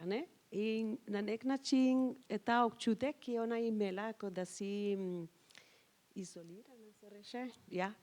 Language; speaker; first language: Slovenian; non-native, fluent; Spanish